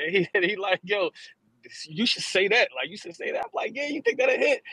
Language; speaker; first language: English; native; English